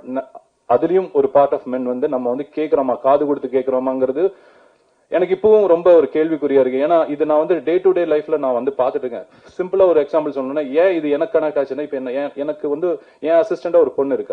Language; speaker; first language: Tamil; native; Tamil